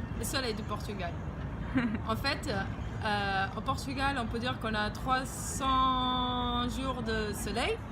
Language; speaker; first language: French; non-native, fluent; Portuguese